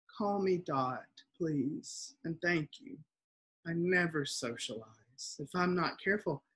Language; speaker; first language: English; native; English